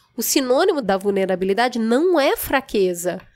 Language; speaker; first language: Portuguese; native; Portuguese